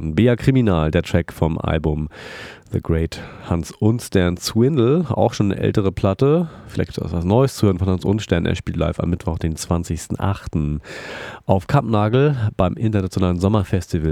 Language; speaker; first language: German; native; German